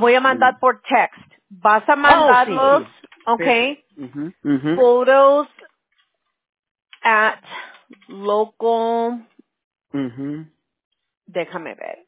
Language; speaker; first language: Spanish; early bilingual, heritage; Spanish